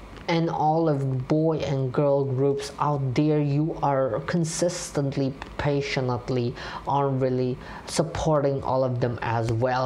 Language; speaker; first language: English; non-native, fluent; Indonesian